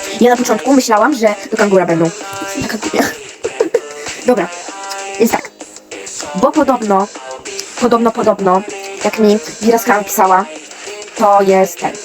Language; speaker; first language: Polish; native; Polish